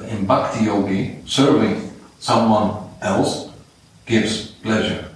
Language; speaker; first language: English; non-native, fluent; Dutch